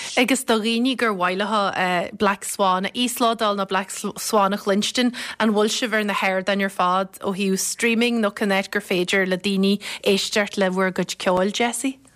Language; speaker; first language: Irish; native; Irish